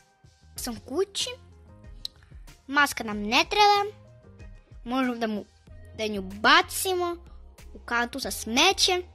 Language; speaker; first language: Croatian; early bilingual, other home language; Russian